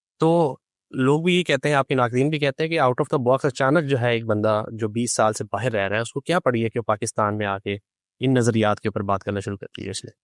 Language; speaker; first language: Urdu; native; Urdu